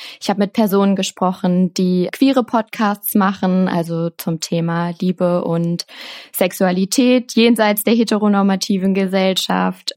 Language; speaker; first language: German; native; German